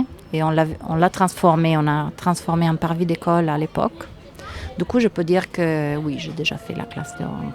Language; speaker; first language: French; non-native, fluent; Italian